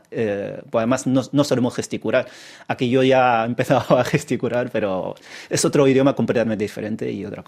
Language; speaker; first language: Spanish; early bilingual, other home language; Chinese